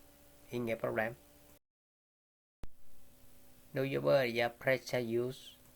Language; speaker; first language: Swedish; non-native, learner; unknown